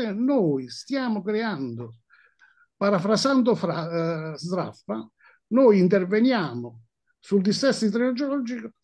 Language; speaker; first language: Italian; native; Italian